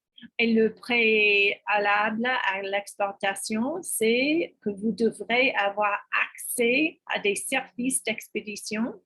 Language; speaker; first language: French; non-native, fluent; English